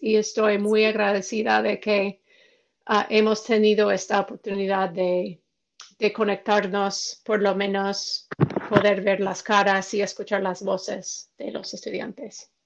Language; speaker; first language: Spanish; non-native, fluent; English